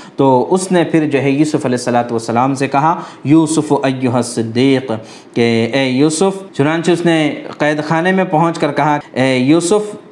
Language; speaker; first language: Urdu; native; Urdu